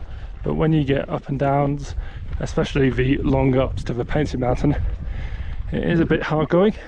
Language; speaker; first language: English; native; English